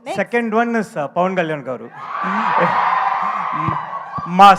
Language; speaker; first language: Telugu; non-native, learner; Tamil